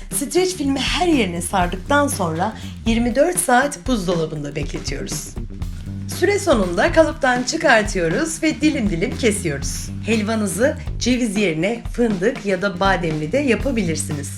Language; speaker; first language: Turkish; native; Turkish